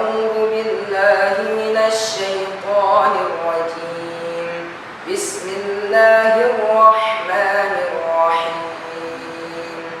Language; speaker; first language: Arabic; non-native, learner; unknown